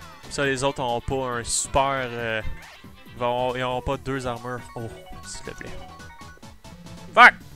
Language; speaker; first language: French; native; French